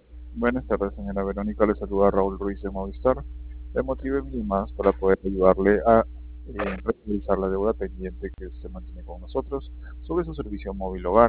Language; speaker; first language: Spanish; native; Spanish